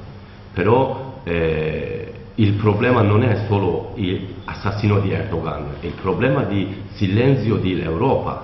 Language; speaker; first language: Italian; non-native, learner; Kurdish